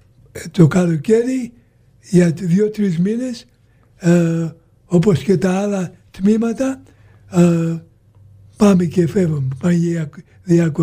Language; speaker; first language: Greek; early bilingual, heritage; Greek